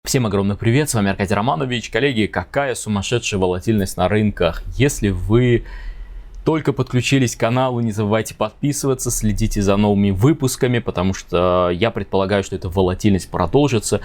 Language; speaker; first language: Russian; native; Russian